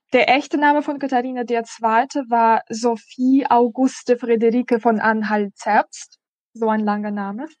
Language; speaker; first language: German; non-native, fluent; Russian